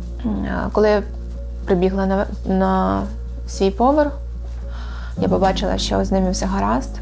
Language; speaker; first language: Ukrainian; native; Ukrainian